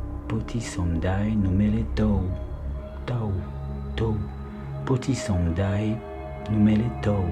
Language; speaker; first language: Romanian; non-native, learner; French